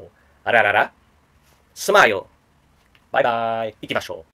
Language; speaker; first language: Japanese; non-native, learner; Czech